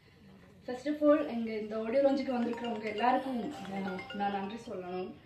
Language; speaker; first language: Tamil; non-native, fluent; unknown